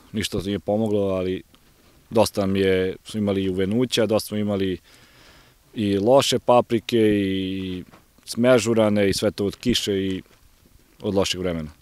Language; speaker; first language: Croatian; native; Croatian